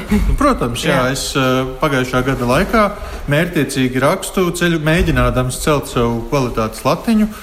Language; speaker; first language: Latvian; native; Latvian